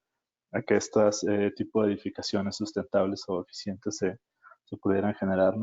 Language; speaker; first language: Spanish; native; Spanish